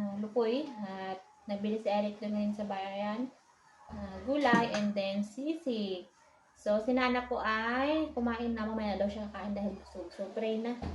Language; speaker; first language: Filipino; non-native, local second language; Hiligaynon